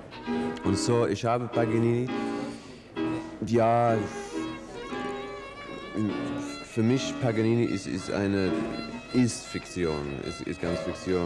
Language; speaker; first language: German; non-native, learner; English